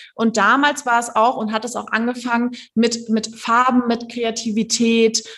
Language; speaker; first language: German; early bilingual, other home language; Turkish